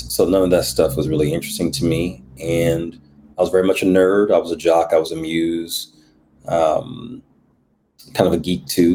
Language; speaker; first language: English; native; English